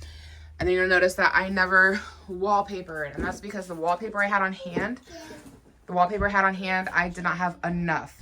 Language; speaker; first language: English; native; English